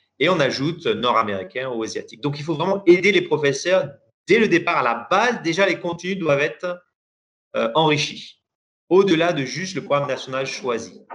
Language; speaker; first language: French; non-native, local second language; Persian